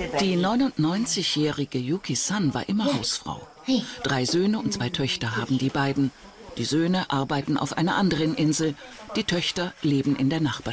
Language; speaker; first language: German; native; German